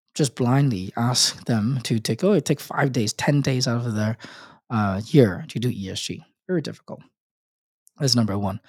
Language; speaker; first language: English; non-native, local second language; Cantonese